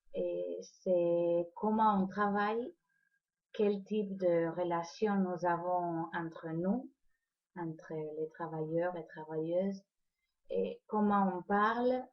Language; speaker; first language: French; non-native, fluent; Spanish